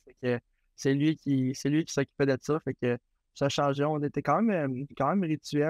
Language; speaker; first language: French; native; French